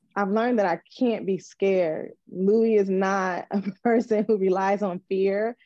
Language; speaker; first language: English; native; English